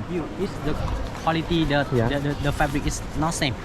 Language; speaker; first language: English; non-native, learner; Vietnamese